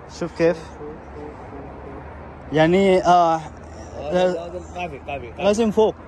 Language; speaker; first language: Arabic; non-native, learner; Indonesian